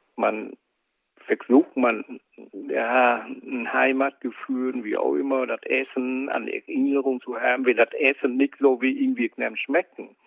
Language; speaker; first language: German; non-native, learner; Vietnamese